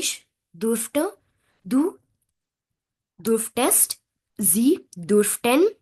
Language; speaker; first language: German; non-native, fluent; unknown